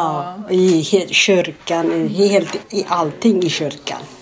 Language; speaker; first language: Swedish; non-native, fluent; Amharic